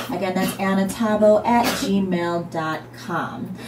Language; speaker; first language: English; native; English